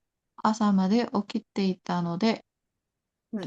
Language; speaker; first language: Japanese; non-native, learner; Indonesian